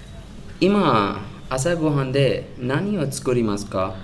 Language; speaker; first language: Japanese; non-native, learner; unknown